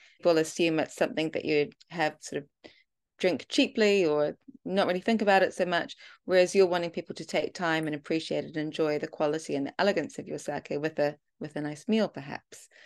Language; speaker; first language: English; native; English